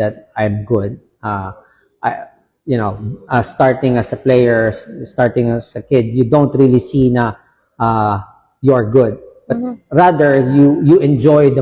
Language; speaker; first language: English; non-native, local second language; Filipino